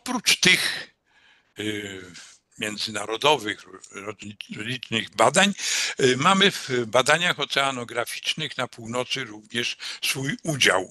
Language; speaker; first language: Polish; native; Polish